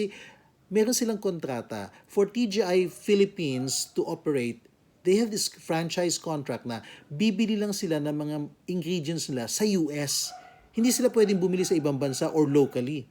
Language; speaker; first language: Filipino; native; Filipino